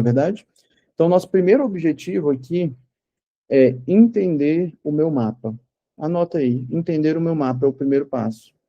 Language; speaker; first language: Portuguese; native; Portuguese